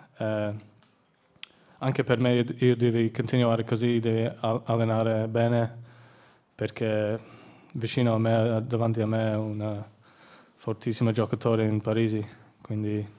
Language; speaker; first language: Italian; non-native, learner; English